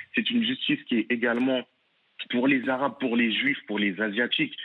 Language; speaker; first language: French; native; French